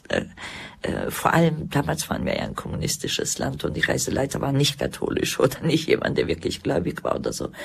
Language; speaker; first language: German; early bilingual, other home language; Croatian